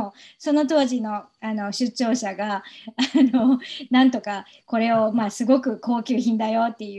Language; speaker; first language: Japanese; non-native, fluent; Chinese